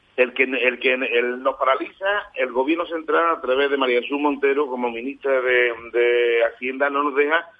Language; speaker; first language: Spanish; native; Spanish